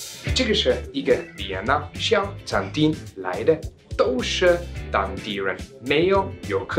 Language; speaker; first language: Chinese; non-native, fluent; German